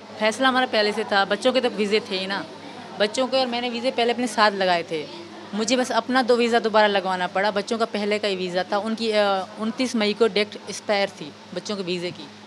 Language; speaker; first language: Urdu; non-native, local second language; Sindhi